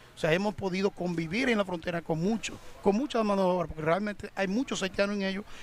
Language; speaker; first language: Spanish; native; Spanish